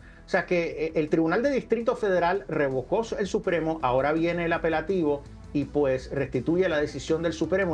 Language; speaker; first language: Spanish; native; Spanish